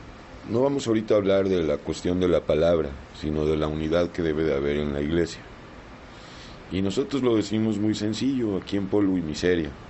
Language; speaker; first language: Spanish; native; Spanish